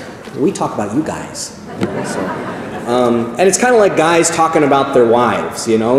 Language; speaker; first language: English; native; English